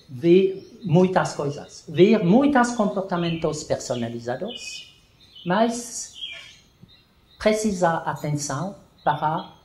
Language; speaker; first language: Portuguese; non-native, learner; French